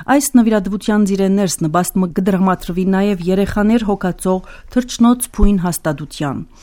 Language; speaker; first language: Armenian; early bilingual, heritage; Armenian